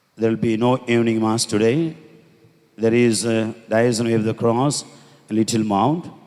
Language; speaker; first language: English; non-native, local second language; Tamil